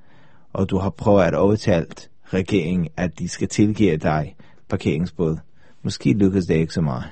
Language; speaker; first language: Danish; non-native, fluent; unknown